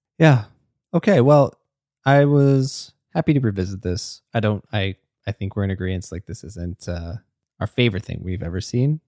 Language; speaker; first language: English; native; English